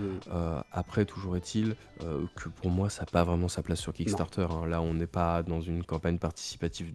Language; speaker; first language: French; native; French